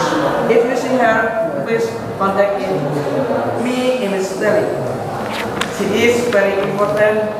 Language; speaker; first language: English; non-native, learner; Indonesian